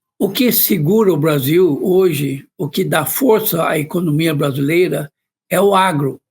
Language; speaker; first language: Portuguese; non-native, fluent; Chinese